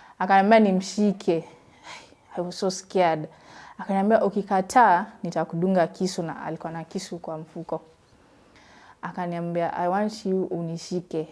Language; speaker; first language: Swahili; non-native, local second language; Luyia